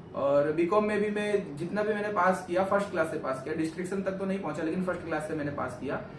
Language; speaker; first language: Hindi; native; Hindi